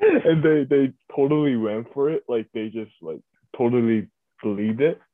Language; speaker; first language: English; early bilingual, other home language; Korean